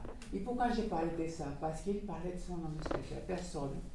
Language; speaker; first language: French; non-native, fluent; Portuguese